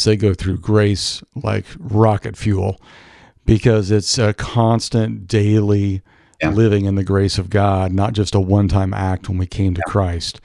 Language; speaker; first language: English; native; English